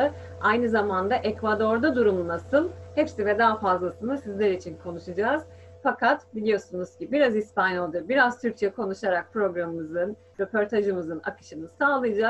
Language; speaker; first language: Turkish; native; Turkish